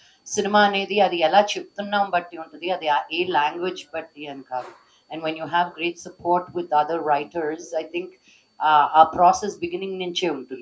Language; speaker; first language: Telugu; native; Telugu